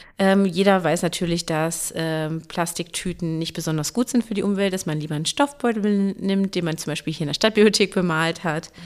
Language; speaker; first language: German; native; German